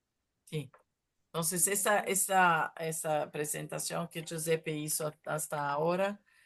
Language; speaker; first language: Spanish; non-native, fluent; Portuguese